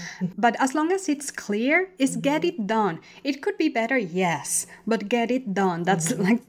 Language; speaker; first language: English; non-native, fluent; Spanish